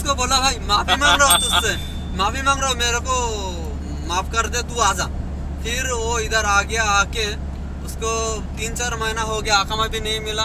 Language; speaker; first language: Hindi; non-native, fluent; Bangla